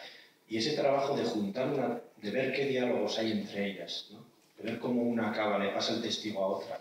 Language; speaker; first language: Spanish; native; Spanish